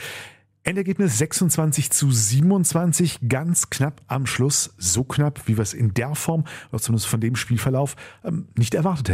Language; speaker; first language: German; native; German